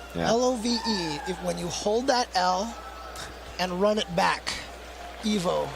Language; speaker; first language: English; native; English